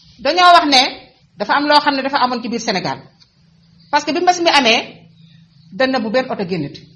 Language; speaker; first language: Wolof; native; Wolof